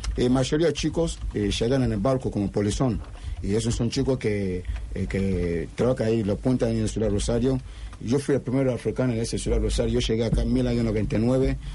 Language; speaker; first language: Spanish; non-native, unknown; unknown